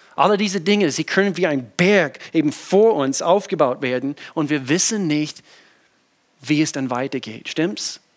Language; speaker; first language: German; non-native, fluent; English